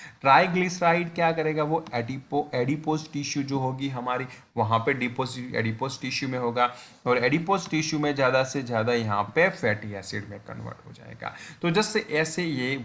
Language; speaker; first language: Hindi; non-native, local second language; Gujarati